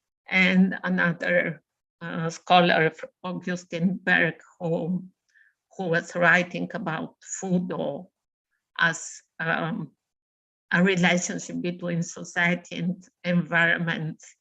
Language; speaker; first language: English; non-native, fluent; Bulgarian